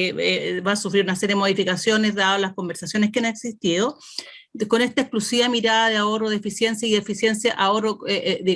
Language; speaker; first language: Spanish; native; Spanish